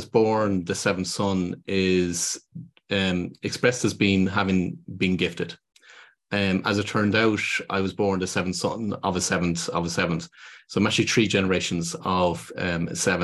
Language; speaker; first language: English; native; English